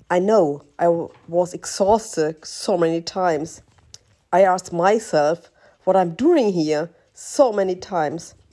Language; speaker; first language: English; non-native, learner; German